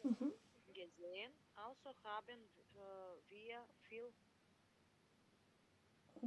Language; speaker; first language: German; non-native, learner; Macedonian